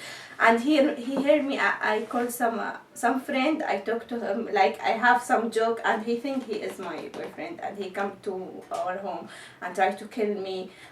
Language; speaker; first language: English; non-native, learner; Arabic